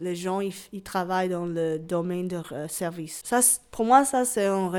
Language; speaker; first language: French; non-native, learner; Chinese